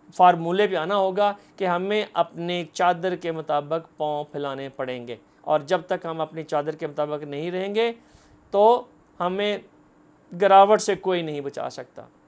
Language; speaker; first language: Urdu; non-native, local second language; Punjabi